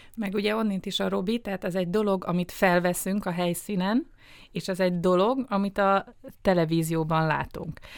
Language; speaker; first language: Hungarian; native; Hungarian